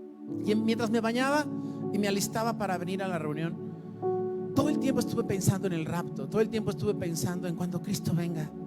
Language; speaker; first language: Spanish; native; Spanish